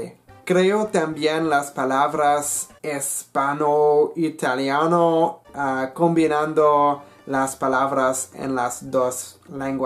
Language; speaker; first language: Spanish; non-native, learner; English